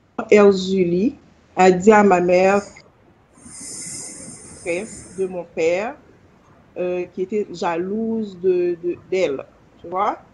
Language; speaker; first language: French; non-native, local second language; Haitian Creole